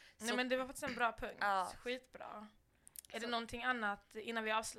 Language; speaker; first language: Swedish; native; Swedish